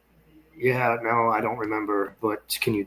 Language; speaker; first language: English; native; English